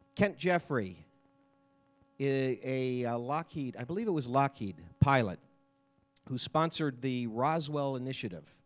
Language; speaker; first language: English; native; English